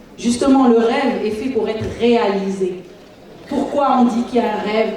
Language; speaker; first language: French; non-native, local second language; Arabic